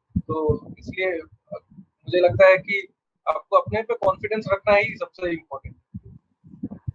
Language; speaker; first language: Hindi; non-native, local second language; Bangla